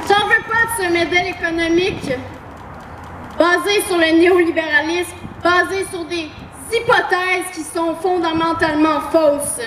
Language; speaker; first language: French; native; French